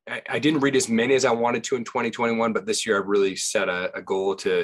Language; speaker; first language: English; native; English